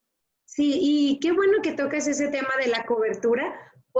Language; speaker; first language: Spanish; native; Spanish